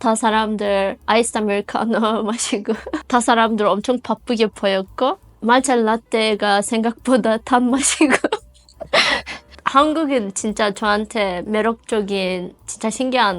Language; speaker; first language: Korean; non-native, fluent; Azerbaijani